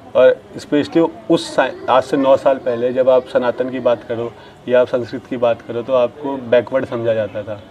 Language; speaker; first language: Hindi; native; Hindi